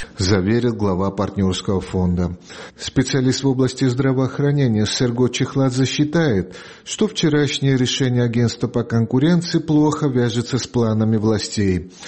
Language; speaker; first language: Russian; non-native, local second language; Georgian